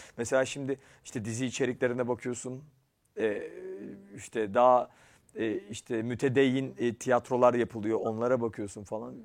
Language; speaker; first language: Turkish; native; Turkish